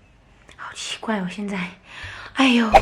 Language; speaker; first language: Chinese; non-native, fluent; Thai